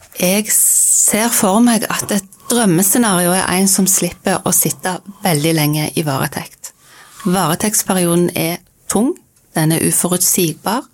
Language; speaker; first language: Norwegian; native; Norwegian